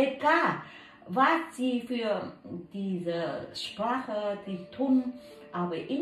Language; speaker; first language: German; non-native, learner; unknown